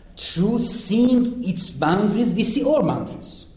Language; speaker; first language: English; non-native, fluent; Persian